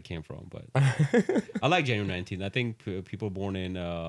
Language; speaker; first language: English; non-native, local second language; Urdu